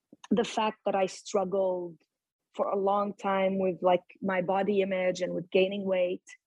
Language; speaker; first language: English; non-native, fluent; Arabic